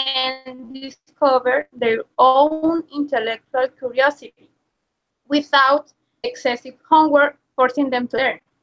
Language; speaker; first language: English; non-native, learner; Spanish